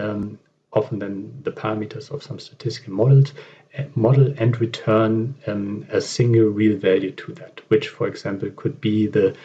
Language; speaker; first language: English; non-native, fluent; German